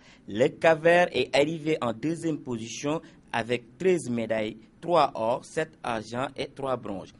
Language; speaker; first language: French; non-native, local second language; Wolof